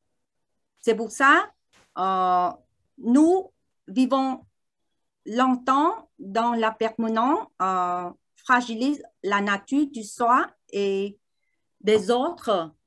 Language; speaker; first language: French; non-native, learner; Vietnamese